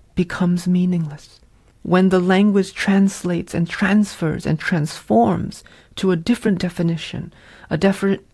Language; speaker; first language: English; early bilingual, other home language; Vietnamese